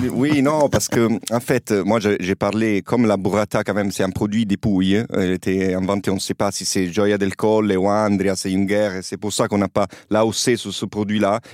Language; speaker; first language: French; non-native, fluent; Italian